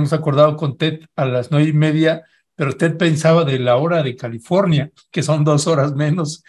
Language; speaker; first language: Spanish; native; Spanish